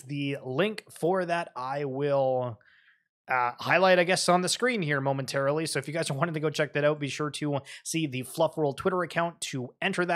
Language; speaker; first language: English; native; English